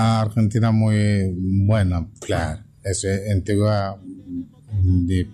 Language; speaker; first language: Spanish; non-native, learner; Bangla